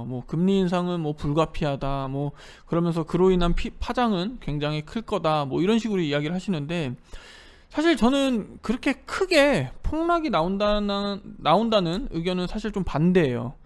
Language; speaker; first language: Korean; native; Korean